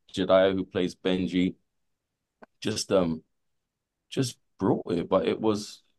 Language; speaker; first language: English; native; English